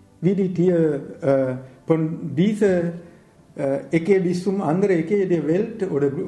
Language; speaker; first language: German; non-native, learner; Sinhala